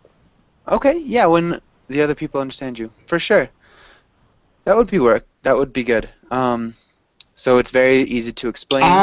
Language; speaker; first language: English; non-native, fluent; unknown